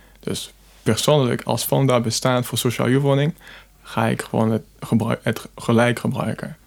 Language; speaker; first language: Dutch; non-native, fluent; French